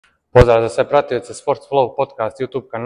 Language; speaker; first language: Bosnian; native; Bosnian